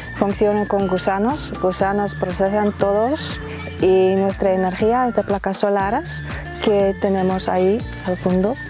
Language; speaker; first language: Spanish; non-native, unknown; Dutch